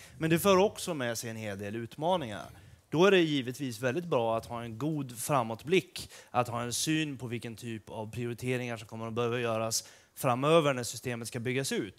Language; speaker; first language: Swedish; native; Swedish